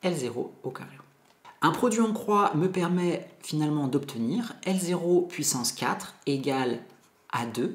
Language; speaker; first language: French; native; French